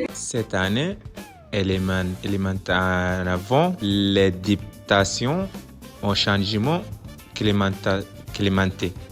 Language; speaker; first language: French; non-native, learner; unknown